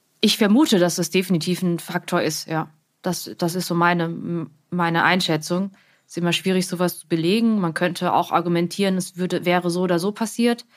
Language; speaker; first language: German; early bilingual, other home language; Vietnamese